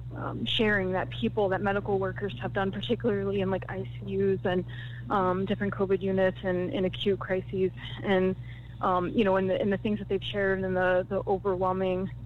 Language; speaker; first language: English; native; English